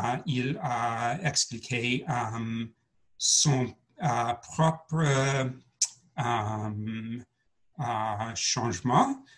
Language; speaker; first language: French; non-native, learner; English